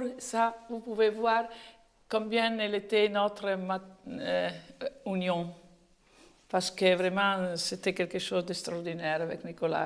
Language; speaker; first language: French; non-native, fluent; Italian